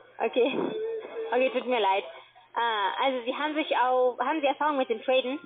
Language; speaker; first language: German; non-native, fluent; Russian